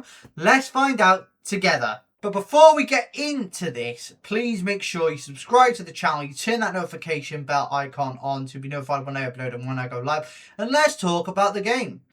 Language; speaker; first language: English; native; English